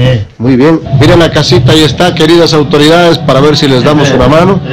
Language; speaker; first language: Spanish; native; Spanish